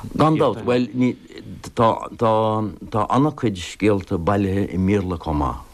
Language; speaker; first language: Irish; non-native, local second language; English